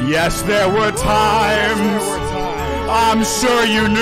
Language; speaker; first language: English; native; English